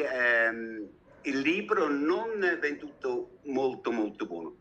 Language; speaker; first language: Italian; non-native, learner; German